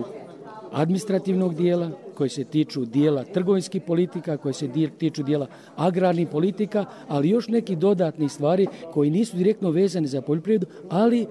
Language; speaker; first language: Croatian; native; Croatian